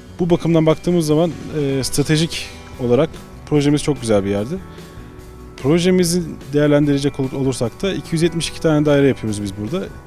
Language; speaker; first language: Turkish; early bilingual, heritage; Turkish